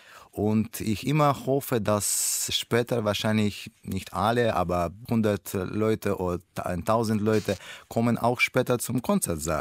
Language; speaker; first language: German; non-native, learner; Russian